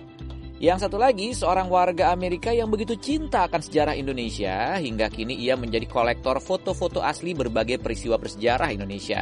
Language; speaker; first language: Indonesian; native; Indonesian